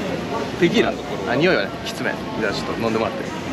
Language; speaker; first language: Japanese; native; Japanese